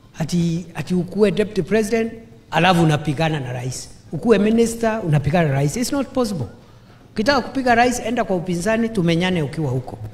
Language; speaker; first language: Swahili; non-native, local second language; Meru